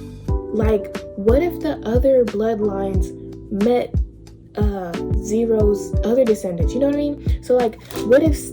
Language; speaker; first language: English; native; English